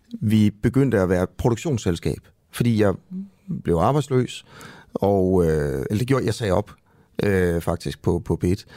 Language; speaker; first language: Danish; native; Danish